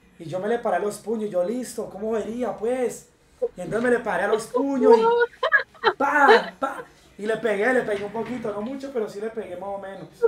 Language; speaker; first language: Spanish; native; Spanish